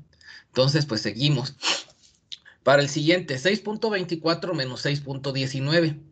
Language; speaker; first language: Spanish; native; Spanish